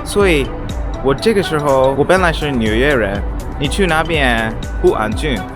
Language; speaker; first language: Chinese; non-native, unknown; English